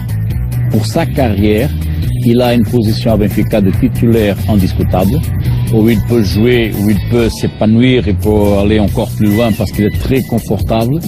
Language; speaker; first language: French; non-native, fluent; Portuguese